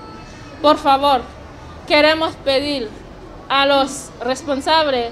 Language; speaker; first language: Spanish; non-native, learner; Haitian Creole